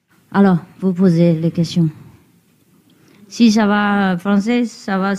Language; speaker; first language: French; non-native, learner; Vietnamese